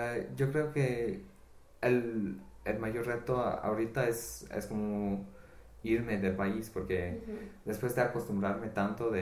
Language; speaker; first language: Spanish; non-native, fluent; English